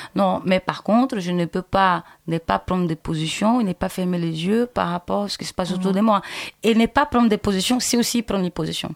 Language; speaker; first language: French; non-native, fluent; Portuguese